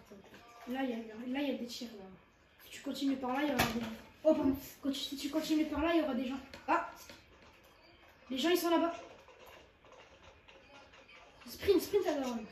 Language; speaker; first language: French; native; French